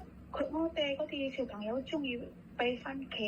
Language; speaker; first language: Cantonese; non-native, learner; Indonesian